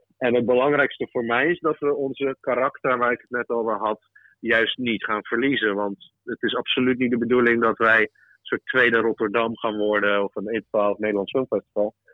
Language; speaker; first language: Dutch; early bilingual, other home language; Russian